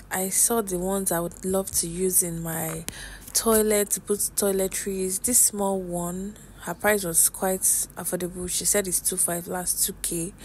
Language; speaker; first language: English; native; English